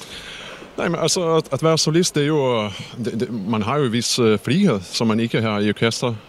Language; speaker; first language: Danish; non-native, fluent; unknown